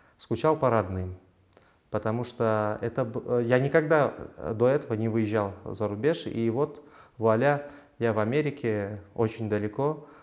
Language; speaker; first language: Russian; non-native, local second language; Uzbek